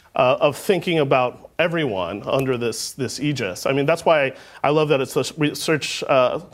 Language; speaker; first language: English; native; English